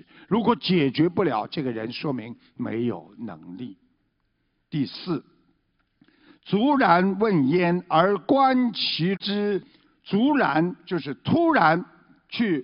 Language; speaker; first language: Chinese; native; Chinese